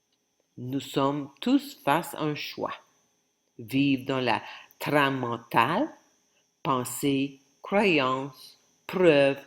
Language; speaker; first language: French; native; French